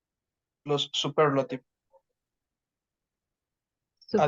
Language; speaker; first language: English; non-native, learner; Spanish